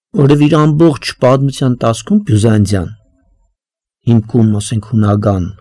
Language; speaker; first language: Armenian; native; Armenian